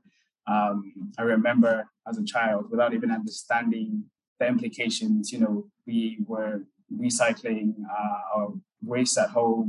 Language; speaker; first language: English; non-native, local second language; Akan